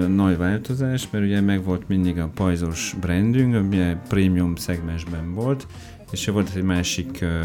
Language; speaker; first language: Hungarian; non-native, fluent; French